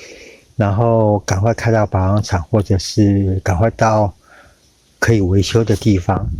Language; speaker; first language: Chinese; native; Chinese